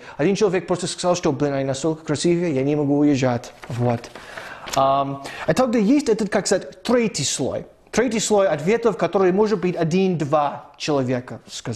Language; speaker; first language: Russian; non-native, fluent; English